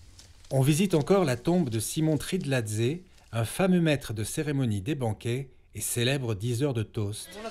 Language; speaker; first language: French; native; French